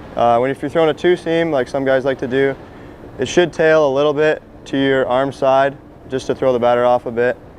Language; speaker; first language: English; native; English